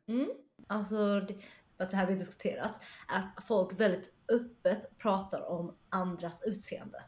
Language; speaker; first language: Swedish; early bilingual, other home language; Chinese